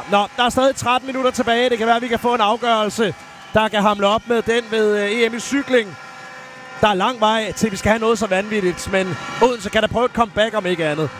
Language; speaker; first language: Danish; native; Danish